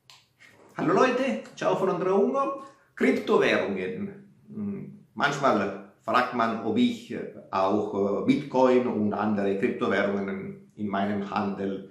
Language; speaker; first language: German; non-native, fluent; Italian